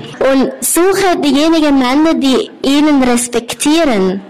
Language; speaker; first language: German; non-native, learner; Thai